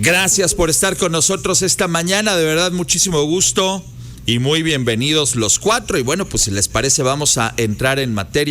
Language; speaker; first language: Spanish; native; Spanish